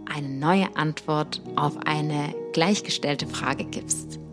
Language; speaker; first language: German; early bilingual, other home language; Russian